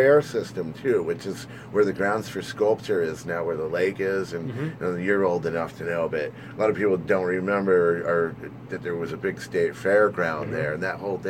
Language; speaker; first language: English; native; English